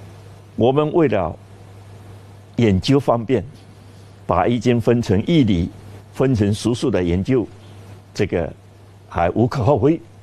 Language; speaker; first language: Chinese; native; Chinese